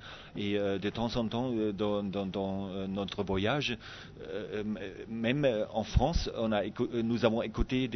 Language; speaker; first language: French; non-native, fluent; German